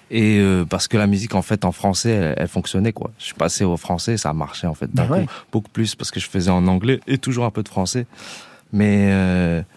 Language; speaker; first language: French; native; French